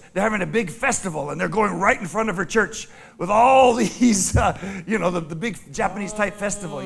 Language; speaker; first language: English; native; English